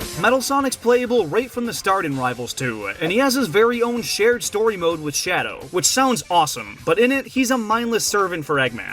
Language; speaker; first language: English; native; English